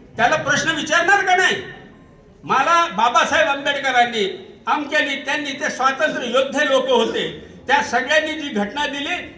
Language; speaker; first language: Marathi; non-native, local second language; Urdu